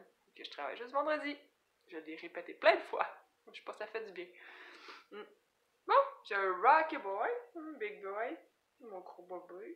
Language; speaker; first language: French; native; French